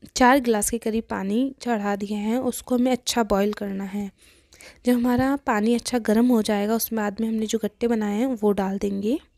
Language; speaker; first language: Hindi; native; Hindi